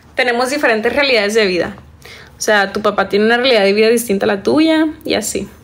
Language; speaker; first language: Spanish; native; Spanish